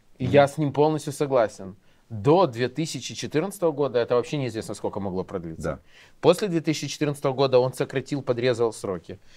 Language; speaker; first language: Russian; native; Russian